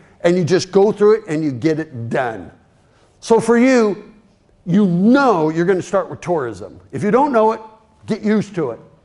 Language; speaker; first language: English; native; English